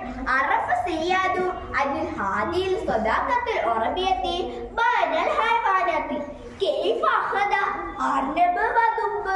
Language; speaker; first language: Arabic; non-native, learner; Malayalam